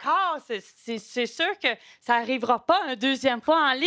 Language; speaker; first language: French; non-native, local second language; English